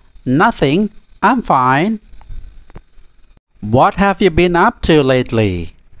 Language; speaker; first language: English; non-native, fluent; Indonesian